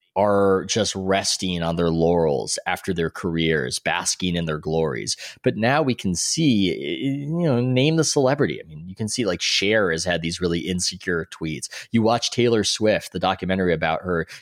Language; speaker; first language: English; native; English